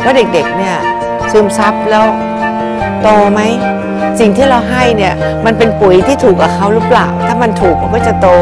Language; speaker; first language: Thai; native; Thai